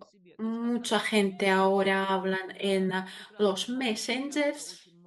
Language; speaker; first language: Spanish; non-native, fluent; Russian